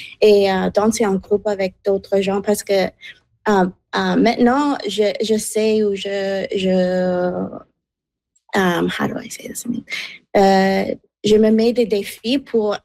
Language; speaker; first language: French; non-native, local second language; English